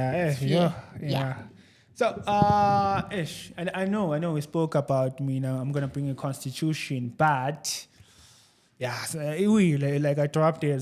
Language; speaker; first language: English; non-native, local second language; Zulu